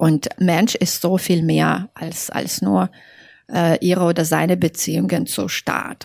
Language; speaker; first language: German; non-native, fluent; Belarusian